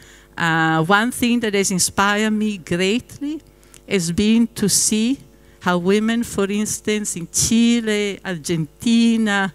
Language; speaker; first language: English; non-native, fluent; Italian